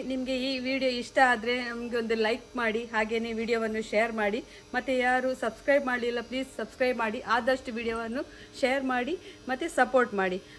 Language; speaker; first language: Kannada; non-native, local second language; Tulu